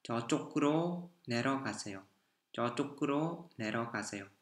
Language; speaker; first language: Korean; non-native, fluent; Vietnamese